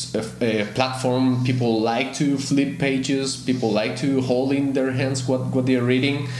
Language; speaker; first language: English; non-native, fluent; Spanish